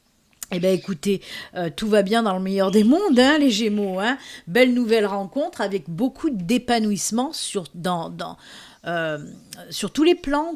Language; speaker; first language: French; native; French